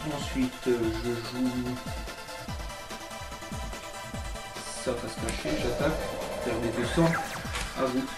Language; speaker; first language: French; native; French